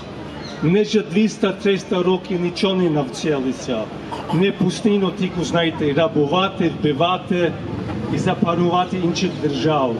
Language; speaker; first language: Ukrainian; early bilingual, heritage; Ukrainian